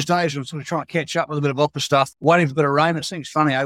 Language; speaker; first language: English; native; English